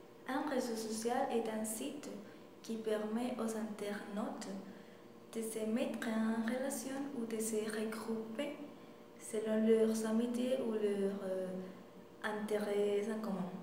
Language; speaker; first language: French; non-native, fluent; Spanish